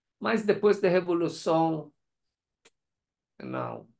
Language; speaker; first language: Portuguese; non-native, learner; Persian